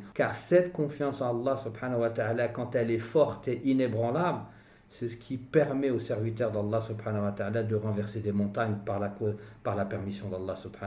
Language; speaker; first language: French; native; French